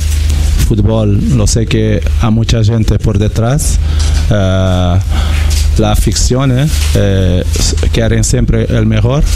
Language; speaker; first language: Spanish; non-native, learner; Portuguese